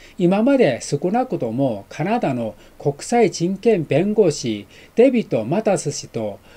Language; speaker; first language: Japanese; non-native, fluent; Chinese